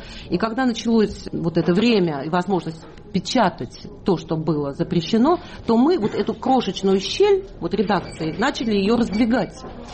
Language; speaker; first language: Russian; native; Russian